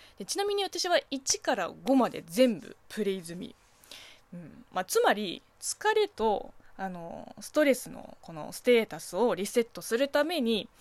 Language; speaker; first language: Japanese; non-native, fluent; Chinese